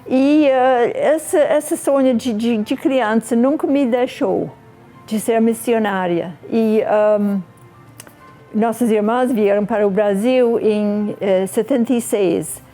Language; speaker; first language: Portuguese; non-native, fluent; English